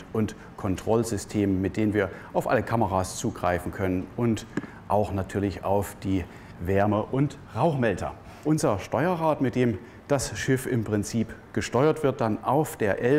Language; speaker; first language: German; native; German